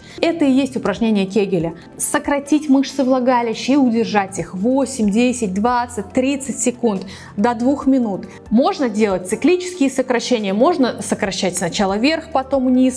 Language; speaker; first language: Russian; native; Russian